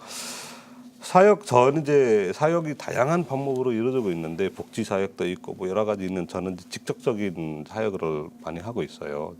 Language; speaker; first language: Korean; non-native, fluent; Nepali